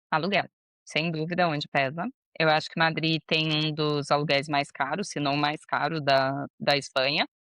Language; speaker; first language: Portuguese; native; Portuguese